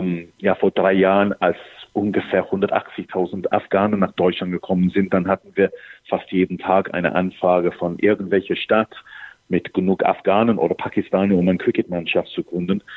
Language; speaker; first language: German; non-native, fluent; English